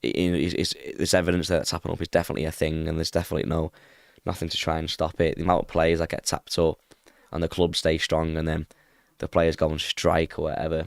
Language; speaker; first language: English; native; English